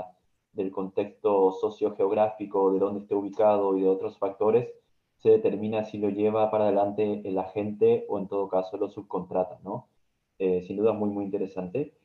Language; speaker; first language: Spanish; native; Spanish